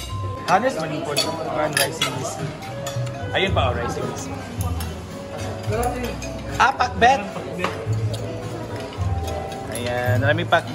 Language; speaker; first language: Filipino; non-native, local second language; Cebuano